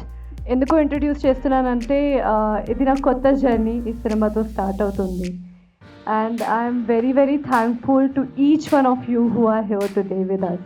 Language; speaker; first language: Telugu; non-native, fluent; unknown